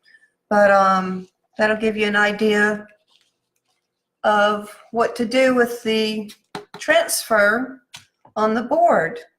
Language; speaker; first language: English; native; English